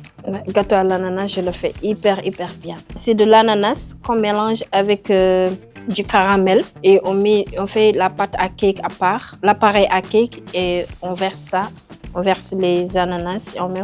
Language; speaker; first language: French; non-native, local second language; Wolof